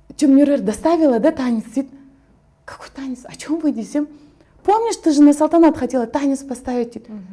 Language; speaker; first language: Russian; non-native, local second language; Kazakh